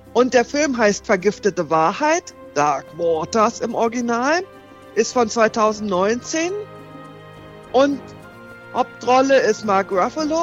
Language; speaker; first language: German; native; German